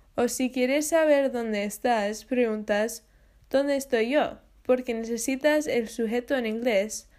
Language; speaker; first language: Spanish; non-native, fluent; English